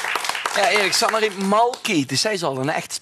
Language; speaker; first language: Dutch; native; Dutch